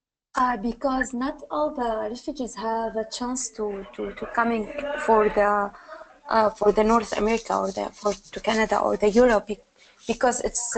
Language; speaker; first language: English; non-native, learner; Arabic